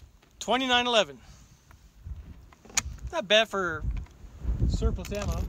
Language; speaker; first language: English; native; English